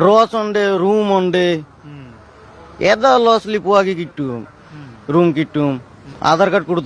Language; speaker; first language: Malayalam; non-native, learner; Bangla